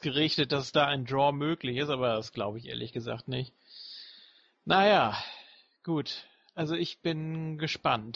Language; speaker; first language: German; native; German